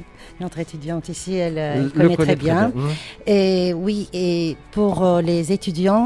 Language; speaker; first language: French; non-native, fluent; Turkish